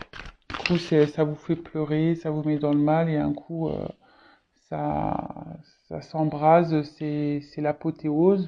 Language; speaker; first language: French; native; French